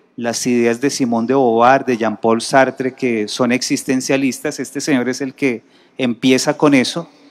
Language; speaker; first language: Spanish; native; Spanish